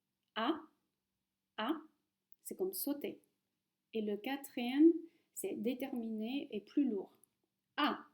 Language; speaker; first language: French; non-native, fluent; Chinese